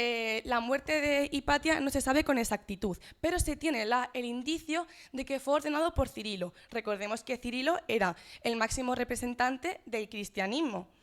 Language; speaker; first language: Spanish; native; Spanish